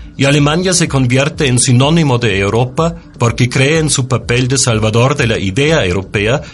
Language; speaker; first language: Spanish; non-native, fluent; German